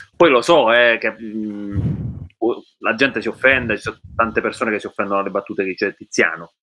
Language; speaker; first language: Italian; native; Italian